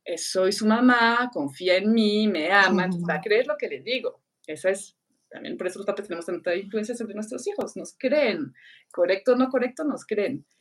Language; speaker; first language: Spanish; non-native, fluent; French